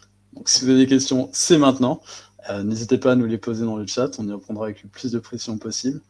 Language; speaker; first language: French; native; French